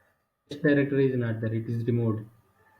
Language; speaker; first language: English; non-native, local second language; Telugu